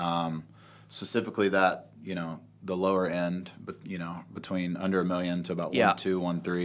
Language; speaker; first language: English; native; English